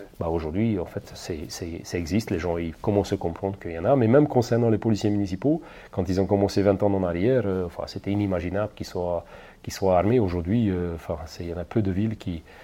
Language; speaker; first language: French; non-native, fluent; Hungarian